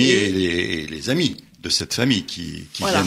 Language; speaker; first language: French; native; French